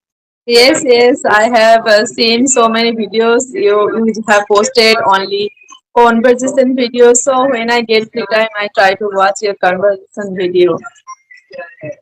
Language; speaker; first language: English; non-native, learner; Bangla